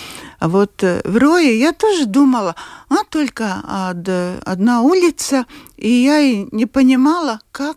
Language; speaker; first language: Russian; non-native, local second language; Latvian